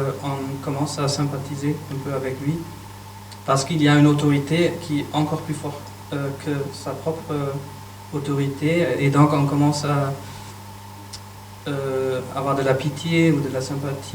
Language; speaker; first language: French; non-native, fluent; German